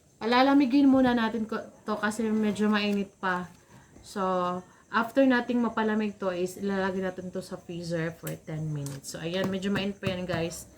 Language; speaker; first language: Filipino; native; Filipino